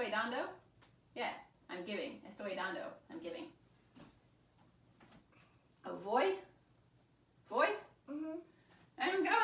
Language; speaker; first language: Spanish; non-native, learner; English